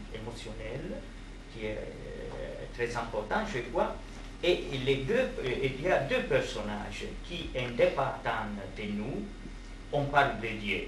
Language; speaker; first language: French; non-native, fluent; Italian